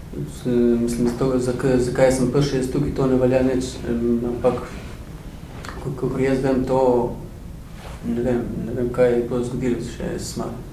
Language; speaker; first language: Slovenian; non-native, learner; Albanian